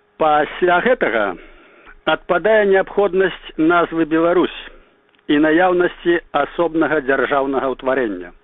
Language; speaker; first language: Belarusian; native; Belarusian